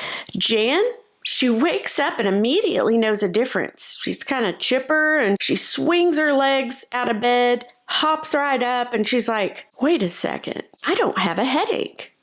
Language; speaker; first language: English; native; English